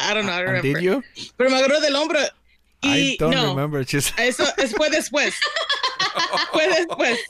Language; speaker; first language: Spanish; early bilingual, heritage; Spanish